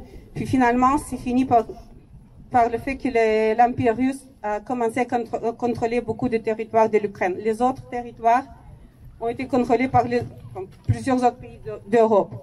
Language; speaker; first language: French; non-native, fluent; Ukrainian